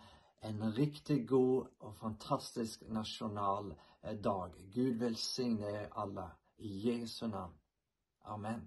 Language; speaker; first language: Swedish; non-native, fluent; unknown